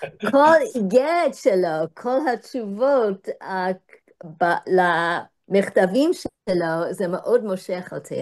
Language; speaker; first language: Hebrew; non-native, fluent; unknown